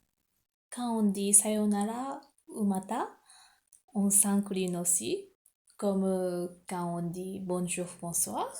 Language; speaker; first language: French; non-native, fluent; Japanese